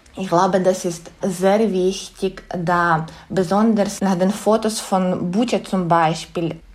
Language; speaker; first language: German; non-native, fluent; Ukrainian